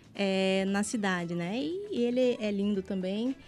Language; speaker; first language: Portuguese; native; Portuguese